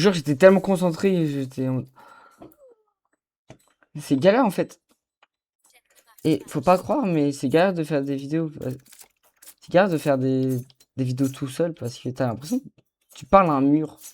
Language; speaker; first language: French; native; French